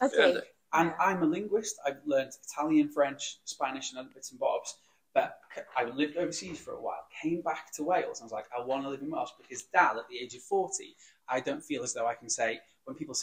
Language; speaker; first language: English; native; English